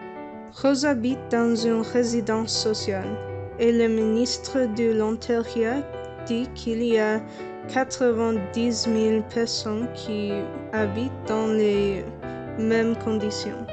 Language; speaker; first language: French; non-native, learner; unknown